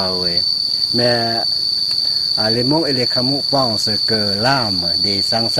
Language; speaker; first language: French; non-native, fluent; Lao